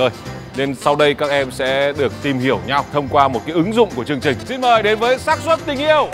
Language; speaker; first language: Vietnamese; native; Vietnamese